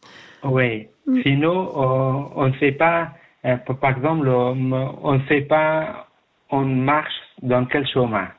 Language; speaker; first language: French; non-native, learner; Persian